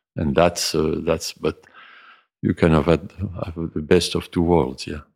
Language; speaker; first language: English; non-native, fluent; French